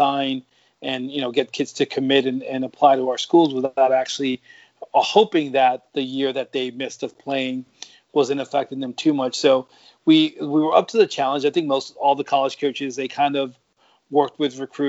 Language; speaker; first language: English; native; English